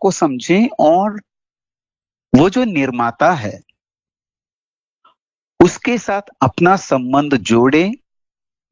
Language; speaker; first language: Hindi; non-native, local second language; Kannada